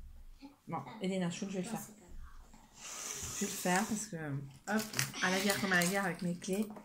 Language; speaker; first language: French; native; French